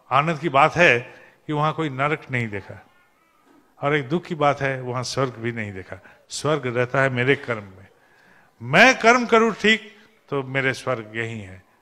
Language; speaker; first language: Hindi; non-native, local second language; Bangla